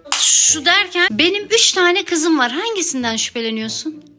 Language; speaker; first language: Turkish; native; Turkish